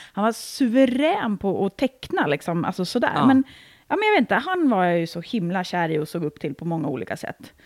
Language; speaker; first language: Swedish; native; Swedish